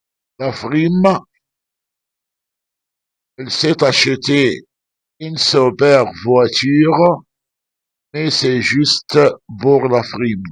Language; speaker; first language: French; non-native, fluent; Arabic